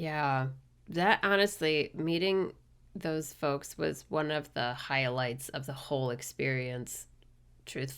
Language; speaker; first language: English; native; English